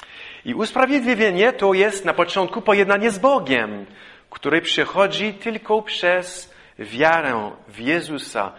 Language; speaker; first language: Polish; non-native, fluent; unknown